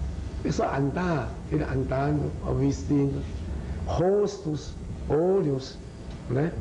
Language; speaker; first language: Portuguese; non-native, learner; Chinese